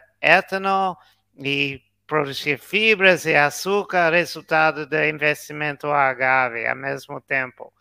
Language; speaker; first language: Portuguese; non-native, learner; English